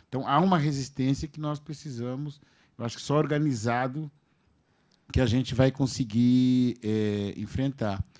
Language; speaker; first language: Portuguese; native; Portuguese